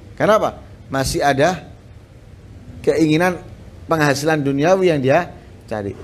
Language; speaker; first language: Indonesian; native; Indonesian